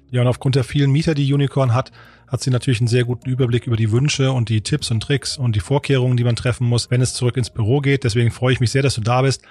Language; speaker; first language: German; native; German